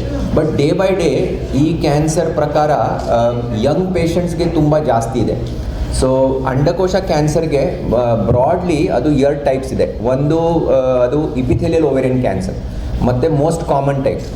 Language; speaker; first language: Kannada; non-native, fluent; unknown